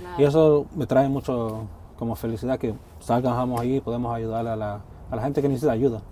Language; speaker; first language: Spanish; early bilingual, heritage; Spanish